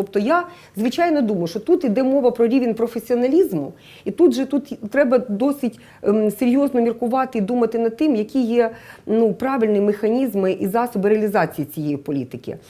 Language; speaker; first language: Ukrainian; native; Ukrainian